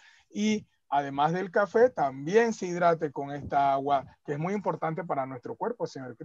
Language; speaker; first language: Spanish; native; Spanish